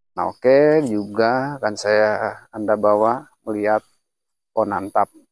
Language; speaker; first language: Indonesian; non-native, local second language; Sundanese